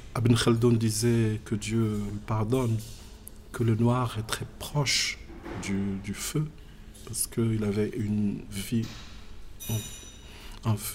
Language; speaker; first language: French; non-native, local second language; Tachelhit